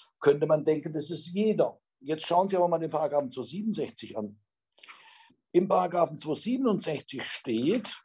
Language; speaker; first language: German; native; German